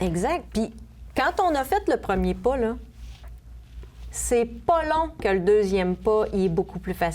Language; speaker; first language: French; native; French